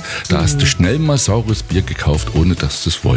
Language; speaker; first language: German; native; German